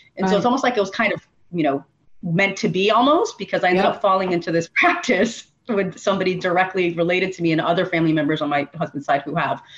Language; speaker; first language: English; native; English